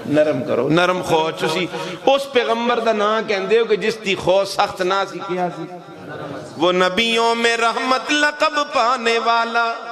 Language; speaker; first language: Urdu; non-native, local second language; Northern Hindko